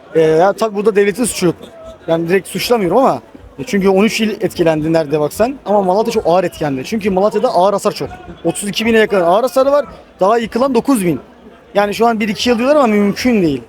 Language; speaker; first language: Turkish; native; Turkish